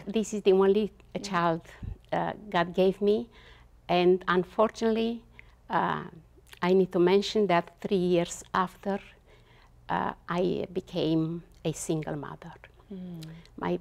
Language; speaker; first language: English; non-native, fluent; Romanian